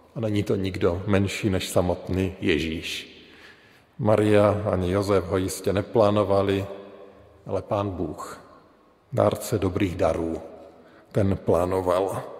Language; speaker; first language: Czech; native; Czech